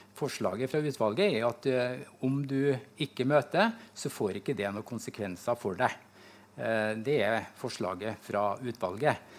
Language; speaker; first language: Norwegian; native; Norwegian